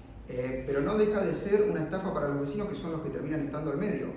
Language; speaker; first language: Spanish; native; Spanish